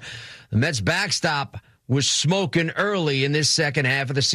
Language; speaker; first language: English; native; English